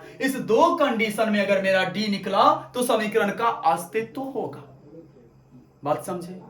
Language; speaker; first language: Hindi; native; Hindi